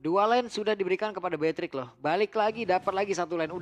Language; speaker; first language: Indonesian; native; Indonesian